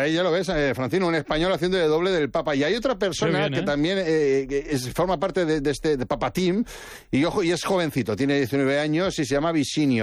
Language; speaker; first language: Spanish; native; Spanish